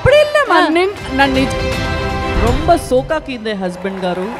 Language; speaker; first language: Tamil; non-native, learner; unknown